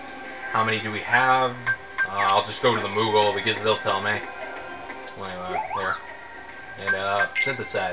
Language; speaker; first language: English; native; English